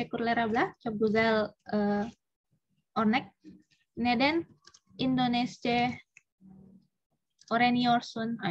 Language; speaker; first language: Turkish; non-native, learner; Indonesian